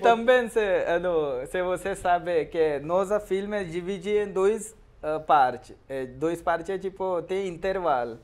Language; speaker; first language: Portuguese; non-native, learner; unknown